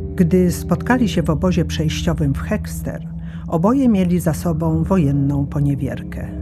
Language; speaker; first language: Polish; native; Polish